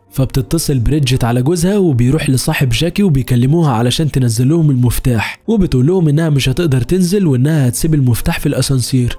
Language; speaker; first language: Arabic; native; Arabic